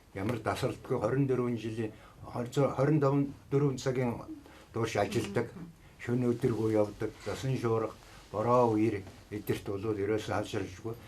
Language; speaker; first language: Mongolian; native; Mongolian